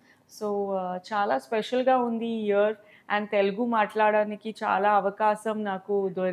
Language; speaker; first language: Telugu; non-native, learner; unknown